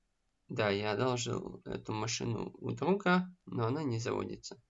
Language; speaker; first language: Russian; native; Russian